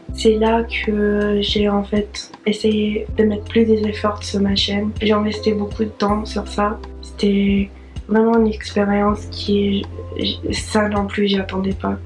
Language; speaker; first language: French; non-native, fluent; English